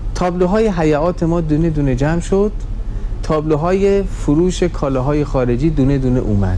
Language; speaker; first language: Persian; native; Persian